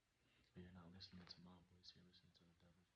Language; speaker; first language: English; native; English